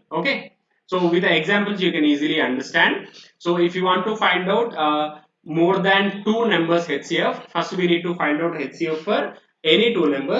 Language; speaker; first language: English; non-native, local second language; Telugu